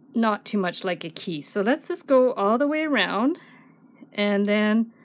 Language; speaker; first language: English; native; English